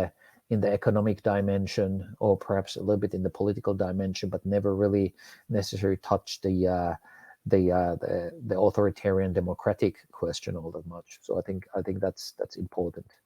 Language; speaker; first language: English; non-native, fluent; Finnish